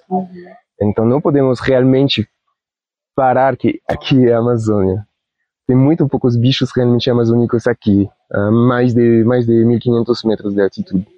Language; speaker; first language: Portuguese; non-native, fluent; Spanish